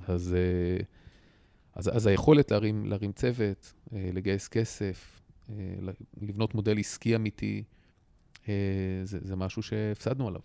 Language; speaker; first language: Hebrew; native; Hebrew